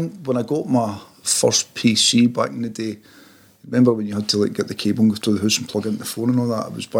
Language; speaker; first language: English; native; English